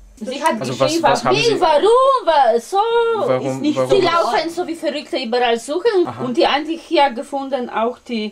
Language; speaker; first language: German; non-native, learner; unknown